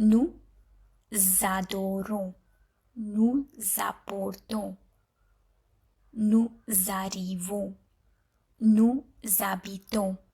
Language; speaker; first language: French; non-native, fluent; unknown